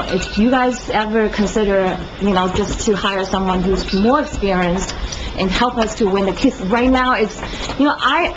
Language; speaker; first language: English; non-native, fluent; Chinese